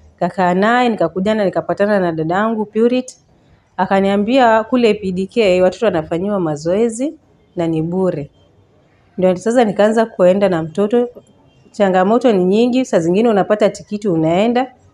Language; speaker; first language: Swahili; non-native, local second language; Gusii